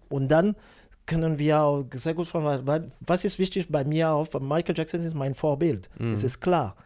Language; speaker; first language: German; non-native, learner; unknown